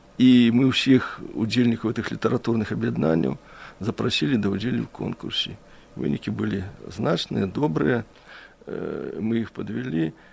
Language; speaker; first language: Belarusian; native; Belarusian